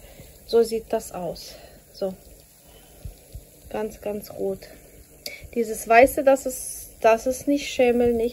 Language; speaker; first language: German; non-native, fluent; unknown